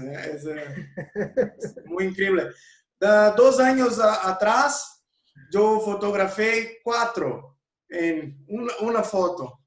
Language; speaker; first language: Spanish; non-native, learner; Portuguese